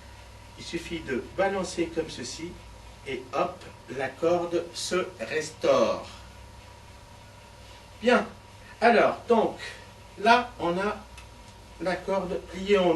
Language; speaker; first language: French; native; French